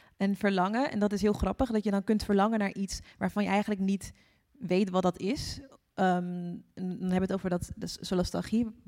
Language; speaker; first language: Dutch; early bilingual, other home language; English